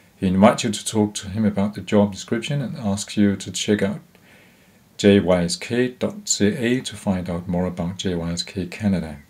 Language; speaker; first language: English; non-native, fluent; Danish